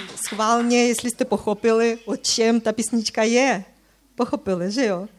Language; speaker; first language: Czech; non-native, fluent; Ukrainian